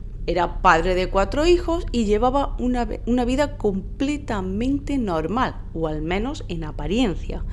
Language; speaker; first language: Spanish; native; Spanish